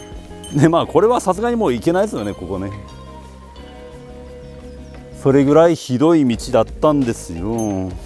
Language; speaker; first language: Japanese; native; Japanese